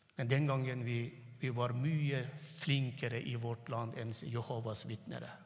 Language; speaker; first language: Norwegian; non-native, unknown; Turkmen